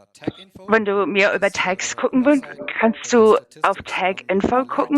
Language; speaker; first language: German; non-native, learner; English